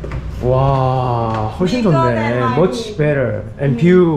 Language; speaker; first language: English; non-native, learner; Korean